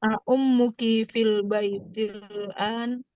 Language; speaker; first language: Arabic; non-native, learner; Indonesian